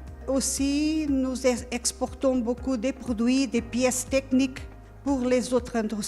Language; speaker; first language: French; non-native, learner; Portuguese